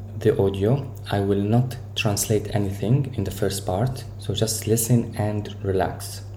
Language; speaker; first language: English; non-native, fluent; Arabic